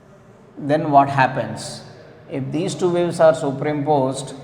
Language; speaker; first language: English; non-native, local second language; Telugu